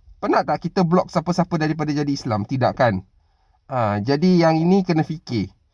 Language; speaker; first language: Malay; native; Malay